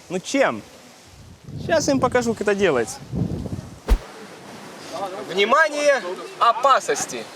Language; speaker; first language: Russian; native; Russian